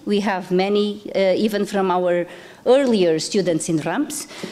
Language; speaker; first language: English; non-native, fluent; Portuguese